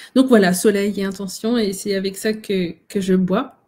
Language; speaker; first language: French; native; French